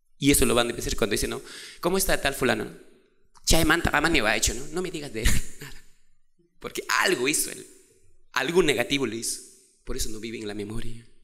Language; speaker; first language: Spanish; non-native, local second language; Quechua